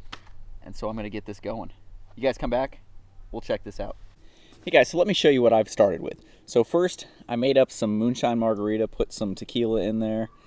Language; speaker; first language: English; native; English